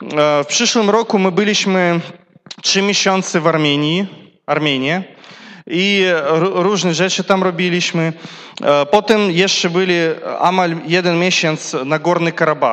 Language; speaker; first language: Polish; non-native, learner; Russian